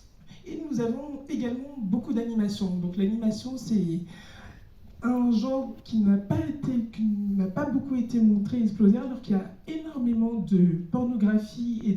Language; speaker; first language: French; native; French